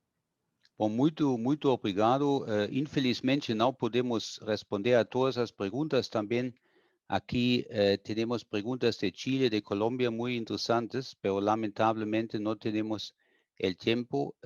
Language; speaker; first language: Portuguese; non-native, fluent; German